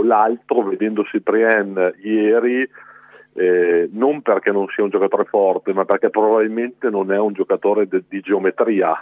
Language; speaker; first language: Italian; native; Italian